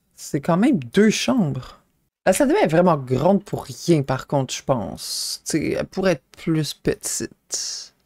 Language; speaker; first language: French; native; French